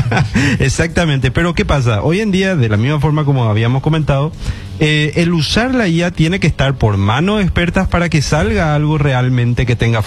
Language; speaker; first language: Spanish; native; Spanish